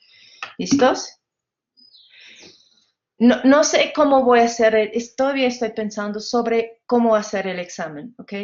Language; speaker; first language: Spanish; non-native, fluent; English